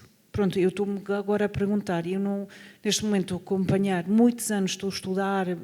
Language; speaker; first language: Portuguese; non-native, fluent; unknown